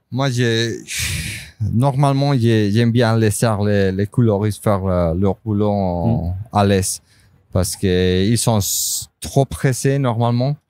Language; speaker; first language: French; non-native, fluent; Spanish